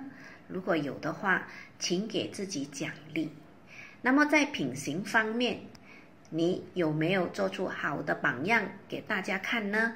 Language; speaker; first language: Chinese; native; Chinese